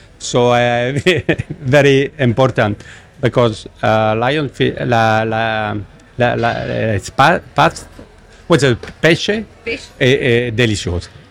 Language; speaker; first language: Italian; non-native, learner; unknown